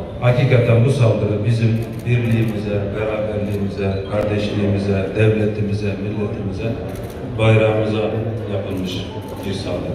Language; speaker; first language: Turkish; native; Turkish